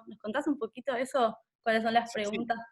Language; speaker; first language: Spanish; native; Spanish